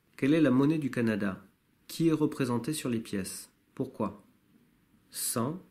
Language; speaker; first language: French; native; French